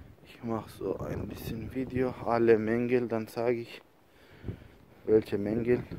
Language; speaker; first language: German; non-native, learner; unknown